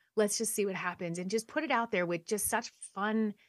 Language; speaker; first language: English; native; English